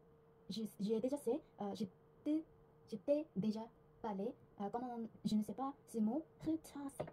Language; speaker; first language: French; non-native, learner; Korean